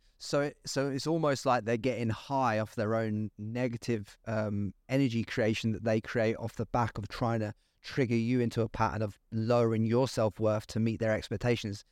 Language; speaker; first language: English; native; English